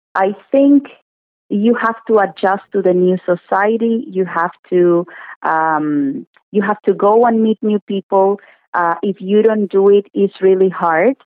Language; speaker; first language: English; non-native, fluent; Spanish